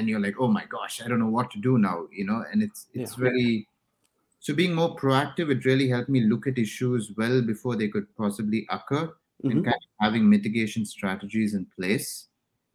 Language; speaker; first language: English; non-native, local second language; Tamil